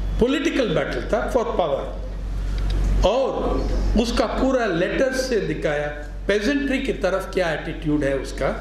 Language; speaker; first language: Hindi; non-native, local second language; Telugu